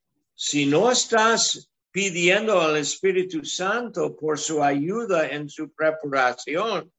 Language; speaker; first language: Spanish; non-native, fluent; English